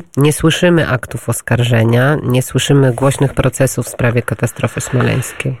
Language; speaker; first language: Polish; native; Polish